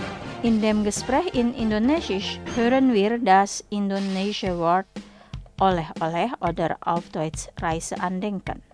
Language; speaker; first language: German; non-native, fluent; Indonesian